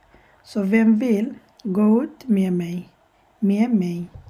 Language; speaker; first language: Swedish; non-native, fluent; Bangla